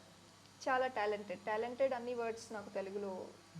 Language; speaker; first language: Telugu; non-native, learner; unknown